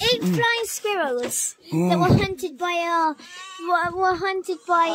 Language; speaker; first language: English; native; English